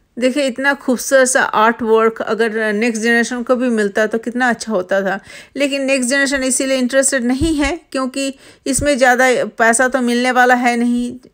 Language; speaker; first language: Hindi; non-native, local second language; Bangla